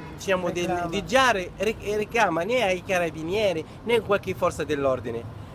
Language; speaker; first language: Italian; non-native, learner; Arabic